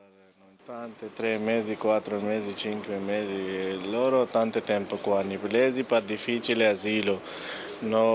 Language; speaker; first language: Italian; non-native, learner; Nepali